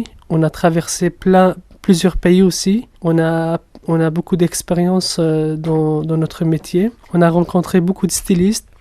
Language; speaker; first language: French; non-native, fluent; Kurdish